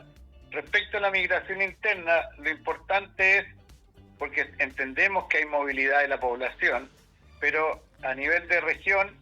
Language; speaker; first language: Spanish; native; Spanish